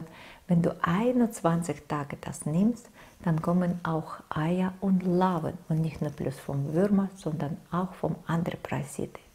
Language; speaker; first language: German; non-native, fluent; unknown